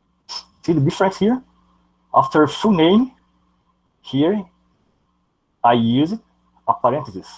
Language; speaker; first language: English; non-native, learner; Portuguese